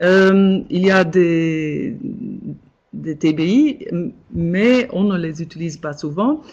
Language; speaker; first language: French; non-native, local second language; Dutch